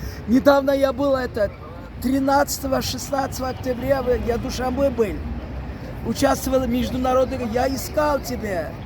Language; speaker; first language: Russian; non-native, local second language; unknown